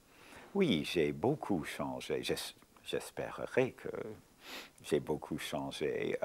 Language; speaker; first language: French; non-native, fluent; English